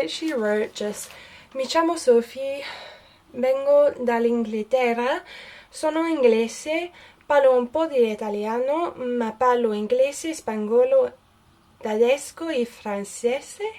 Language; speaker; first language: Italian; non-native, learner; English